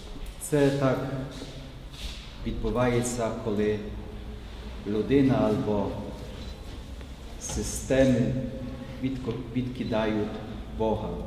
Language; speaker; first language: Ukrainian; non-native, fluent; Polish